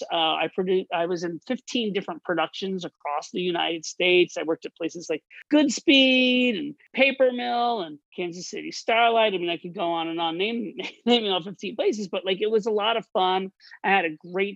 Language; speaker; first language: English; native; English